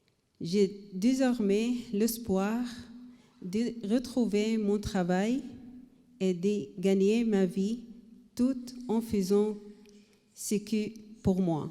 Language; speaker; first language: French; non-native, learner; Arabic